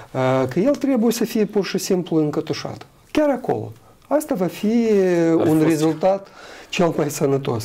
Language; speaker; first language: Romanian; non-native, local second language; Russian